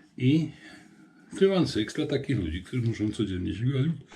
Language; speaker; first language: Polish; native; Polish